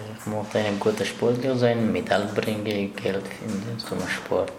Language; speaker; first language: German; non-native, learner; Persian